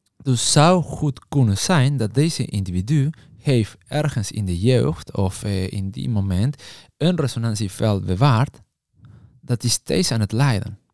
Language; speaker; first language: Dutch; non-native, fluent; Spanish